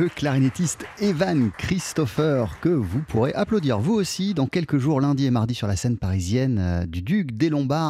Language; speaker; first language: French; native; French